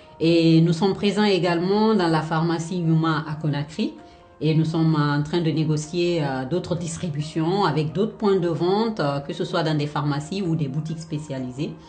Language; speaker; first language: French; non-native, local second language; Fula